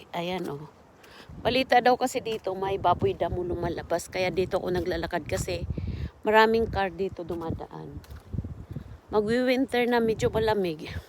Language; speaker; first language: Filipino; non-native, local second language; Cebuano